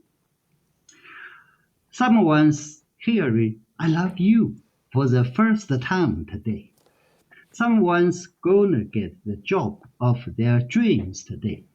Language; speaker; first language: English; non-native, learner; Chinese